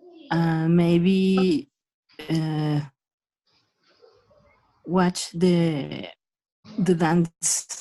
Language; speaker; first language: English; non-native, learner; Spanish